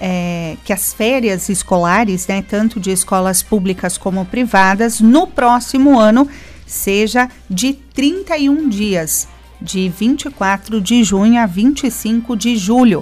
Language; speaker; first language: Portuguese; native; Portuguese